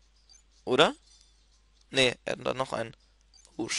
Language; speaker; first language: German; native; German